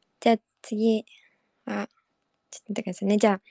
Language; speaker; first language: Japanese; native; Japanese